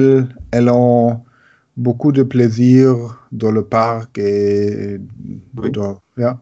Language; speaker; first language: French; non-native, learner; German